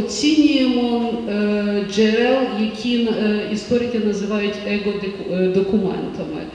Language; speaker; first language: Ukrainian; native; Ukrainian